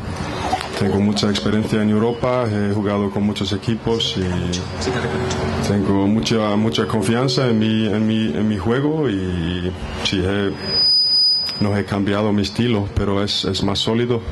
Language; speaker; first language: Spanish; non-native, fluent; Icelandic